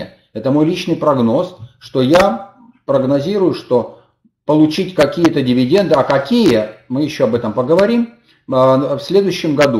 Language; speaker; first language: Russian; native; Russian